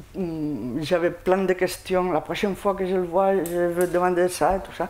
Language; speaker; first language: French; non-native, fluent; Spanish